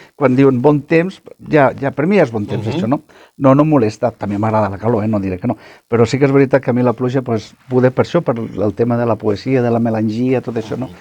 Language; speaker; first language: Catalan; native; Catalan